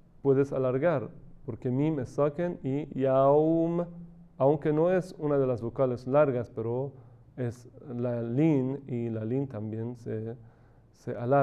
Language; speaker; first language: Spanish; non-native, fluent; Persian